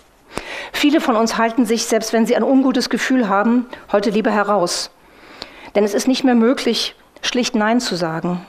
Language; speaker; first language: German; native; German